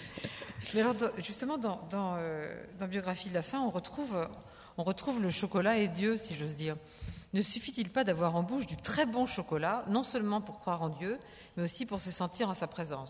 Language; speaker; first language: French; native; French